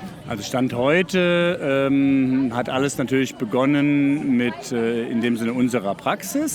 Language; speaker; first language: German; native; German